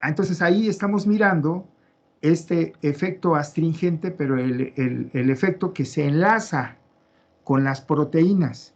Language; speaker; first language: Spanish; native; Spanish